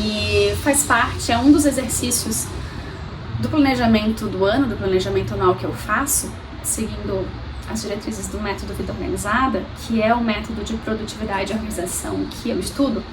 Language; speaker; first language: Portuguese; native; Portuguese